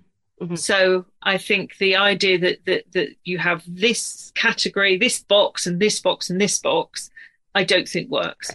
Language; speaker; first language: English; native; English